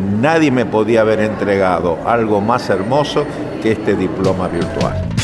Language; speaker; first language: Spanish; native; Spanish